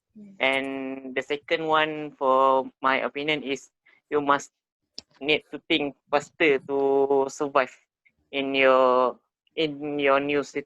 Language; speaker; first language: English; non-native, local second language; Malay